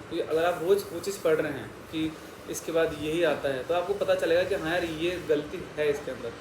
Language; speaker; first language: Hindi; native; Hindi